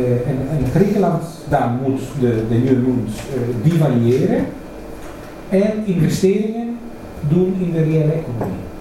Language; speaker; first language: Dutch; non-native, fluent; Greek